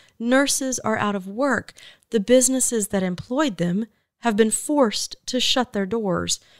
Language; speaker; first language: English; native; English